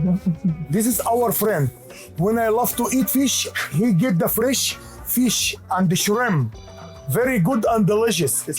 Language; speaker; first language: English; non-native, learner; Arabic